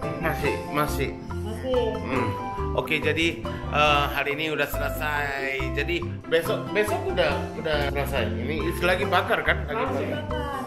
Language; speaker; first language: Indonesian; non-native, learner; Japanese